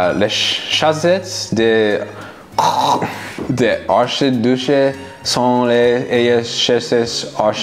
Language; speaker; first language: French; non-native, learner; English